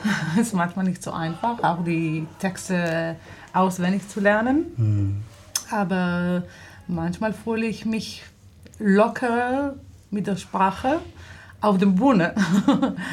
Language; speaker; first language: German; non-native, fluent; Hebrew